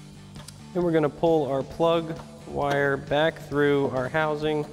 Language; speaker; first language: English; native; English